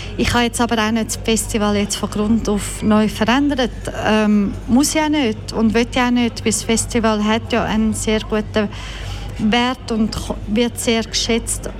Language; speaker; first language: German; early bilingual, other home language; Croatian